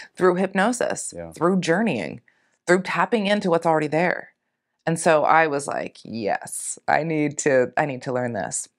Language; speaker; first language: English; native; English